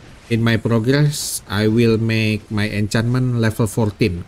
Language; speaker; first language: English; non-native, learner; Indonesian